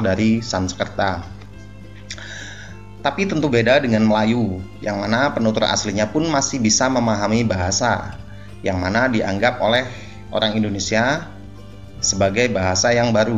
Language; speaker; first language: Indonesian; native; Indonesian